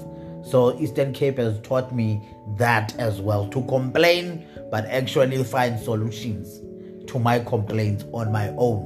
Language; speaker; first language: English; non-native, local second language; Xhosa